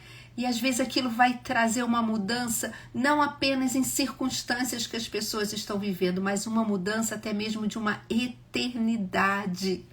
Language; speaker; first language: Portuguese; native; Portuguese